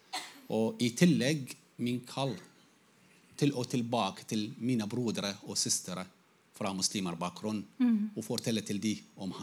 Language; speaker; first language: Norwegian; non-native, fluent; Arabic